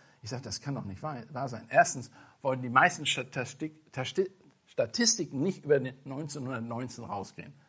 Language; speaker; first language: German; non-native, fluent; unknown